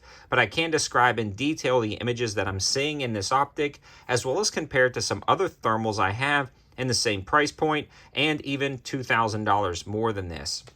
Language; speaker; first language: English; native; English